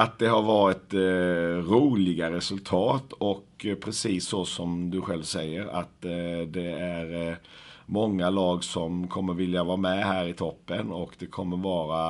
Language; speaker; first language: Swedish; native; Swedish